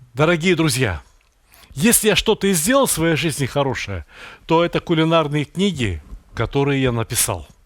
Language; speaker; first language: Russian; native; Russian